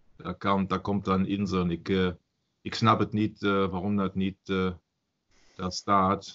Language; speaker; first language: Dutch; non-native, fluent; German